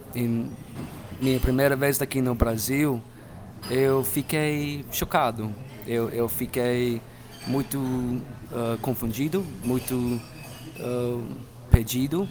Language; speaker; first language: Portuguese; non-native, learner; English